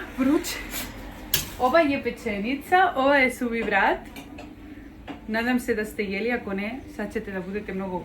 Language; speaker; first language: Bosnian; non-native, learner; Spanish